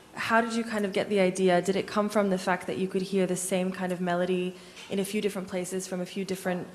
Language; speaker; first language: English; non-native, fluent; Turkish